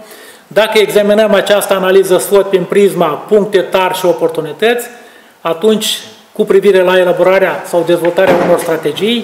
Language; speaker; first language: Romanian; native; Romanian